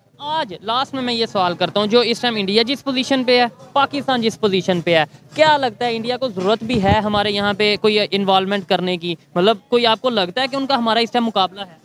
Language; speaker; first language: Urdu; non-native, local second language; Punjabi